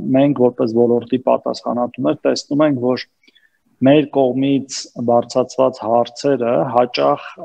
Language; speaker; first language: Armenian; native; Armenian